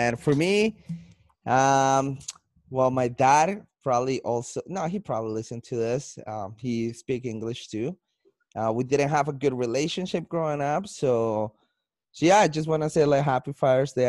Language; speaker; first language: English; non-native, fluent; Spanish